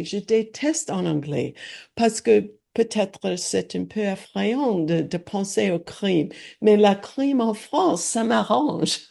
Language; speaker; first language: French; non-native, learner; English